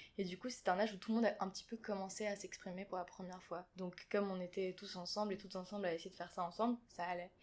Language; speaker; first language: French; early bilingual, other home language; German